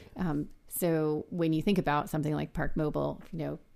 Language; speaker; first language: English; native; English